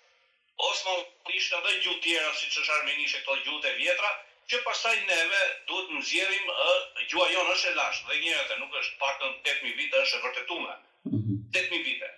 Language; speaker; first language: Albanian; native; Albanian